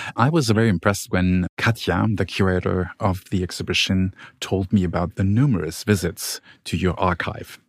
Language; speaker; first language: English; non-native, fluent; German